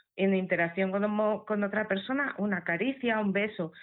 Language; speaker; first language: Spanish; native; Spanish